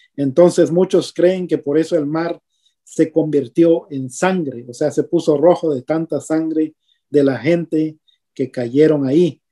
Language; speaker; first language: Spanish; native; Spanish